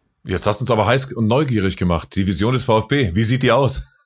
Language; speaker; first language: German; native; German